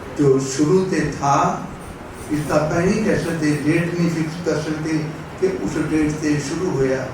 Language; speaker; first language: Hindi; non-native, local second language; Punjabi